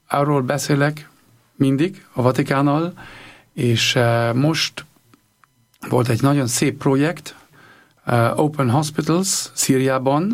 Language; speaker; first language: Hungarian; non-native, learner; German